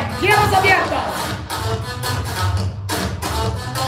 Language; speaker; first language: Spanish; non-native, fluent; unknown